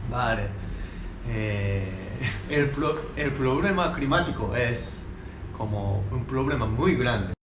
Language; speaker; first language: Spanish; non-native, learner; Japanese